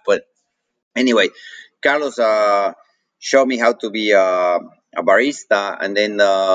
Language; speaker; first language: English; non-native, fluent; Spanish